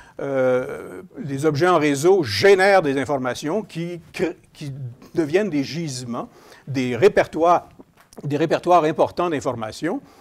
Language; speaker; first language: French; native; French